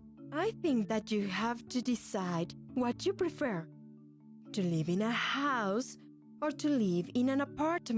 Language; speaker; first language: English; non-native, fluent; Spanish